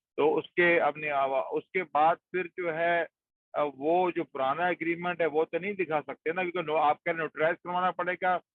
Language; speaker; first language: Urdu; native; Urdu